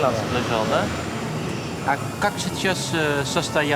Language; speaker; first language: Russian; non-native, learner; Dutch